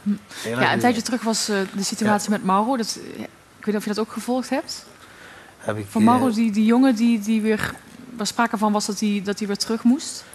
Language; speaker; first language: Dutch; native; Dutch